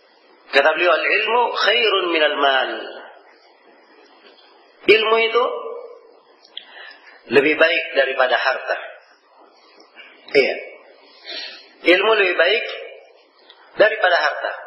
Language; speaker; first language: Indonesian; native; Indonesian